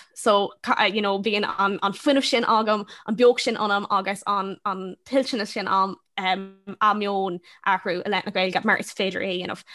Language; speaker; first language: Irish; non-native, local second language; English